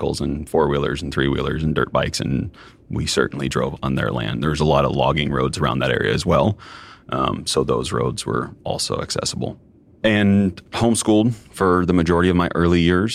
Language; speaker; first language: English; native; English